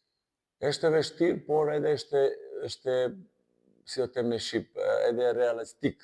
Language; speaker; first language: Albanian; non-native, fluent; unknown